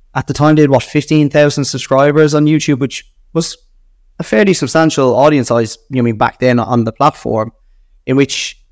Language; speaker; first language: English; native; English